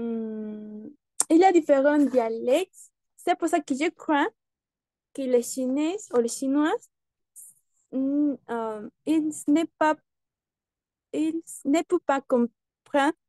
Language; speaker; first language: French; non-native, learner; Spanish